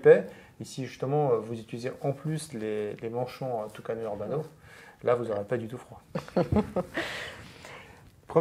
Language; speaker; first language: French; native; French